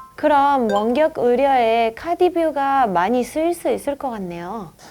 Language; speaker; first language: Korean; non-native, fluent; Spanish